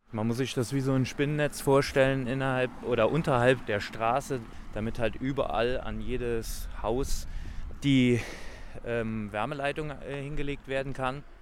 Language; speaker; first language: German; native; German